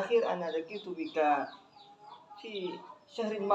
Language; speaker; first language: Arabic; non-native, learner; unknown